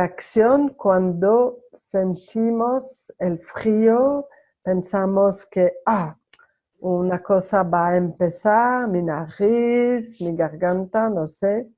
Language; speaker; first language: Spanish; non-native, learner; French